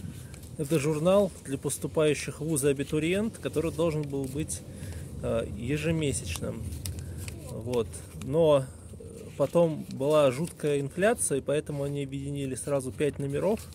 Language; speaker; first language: Russian; native; Russian